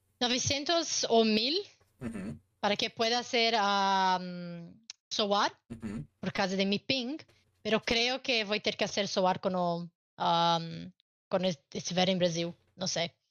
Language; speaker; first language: Spanish; non-native, learner; Portuguese